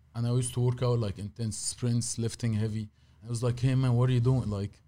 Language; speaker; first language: English; non-native, fluent; Arabic